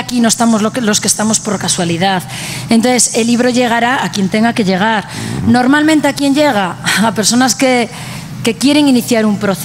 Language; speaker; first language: Spanish; native; Spanish